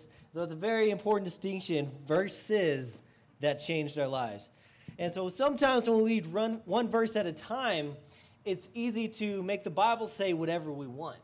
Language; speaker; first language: English; native; English